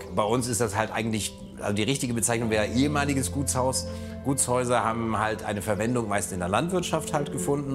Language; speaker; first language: German; native; German